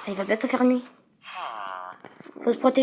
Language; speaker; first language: French; native; French